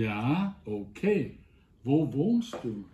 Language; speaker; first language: German; non-native, fluent; Danish